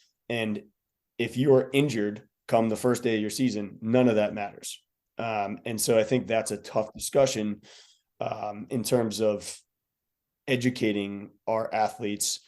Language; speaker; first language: English; native; English